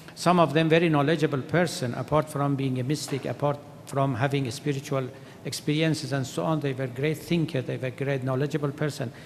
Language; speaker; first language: English; non-native, fluent; Persian